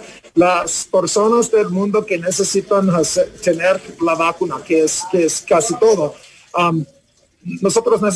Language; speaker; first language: Spanish; non-native, learner; English